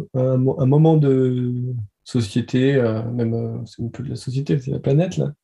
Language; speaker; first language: French; native; French